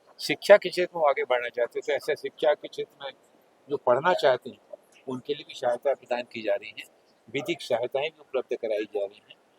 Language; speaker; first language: Hindi; native; Hindi